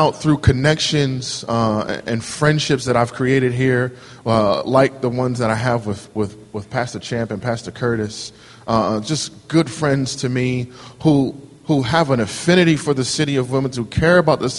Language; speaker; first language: English; native; English